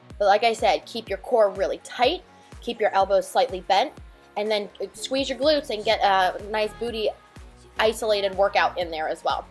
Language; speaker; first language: English; native; English